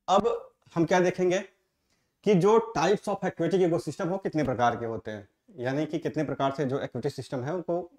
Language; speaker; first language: Hindi; native; Hindi